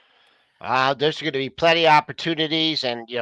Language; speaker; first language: English; native; English